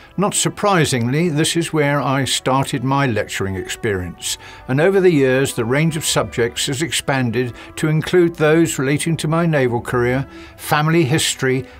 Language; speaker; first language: English; native; English